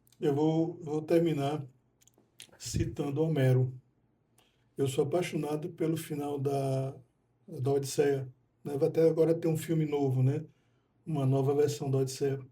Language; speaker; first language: Portuguese; native; Portuguese